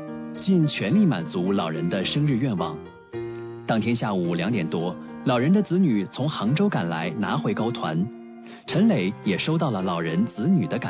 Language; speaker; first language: Chinese; native; Chinese